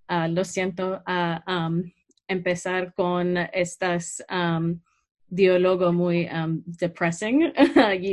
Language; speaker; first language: Spanish; non-native, learner; English